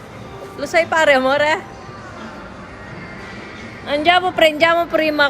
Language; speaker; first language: Italian; non-native, fluent; Filipino